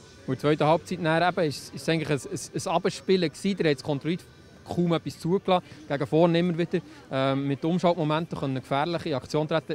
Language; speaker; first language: German; native; German